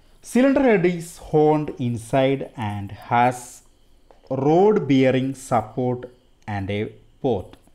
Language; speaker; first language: English; non-native, local second language; Malayalam